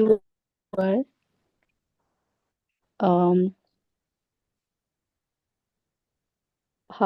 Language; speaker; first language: German; non-native, learner; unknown